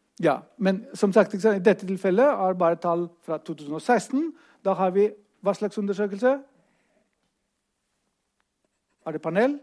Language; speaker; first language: Norwegian; non-native, fluent; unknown